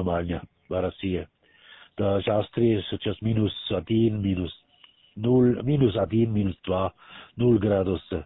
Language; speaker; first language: Russian; non-native, learner; German